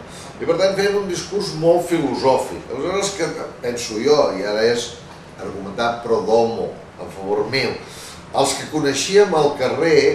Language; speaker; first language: Catalan; native; Catalan